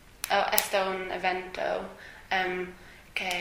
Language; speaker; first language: Spanish; non-native, learner; English